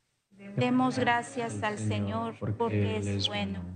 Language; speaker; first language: Spanish; native; Spanish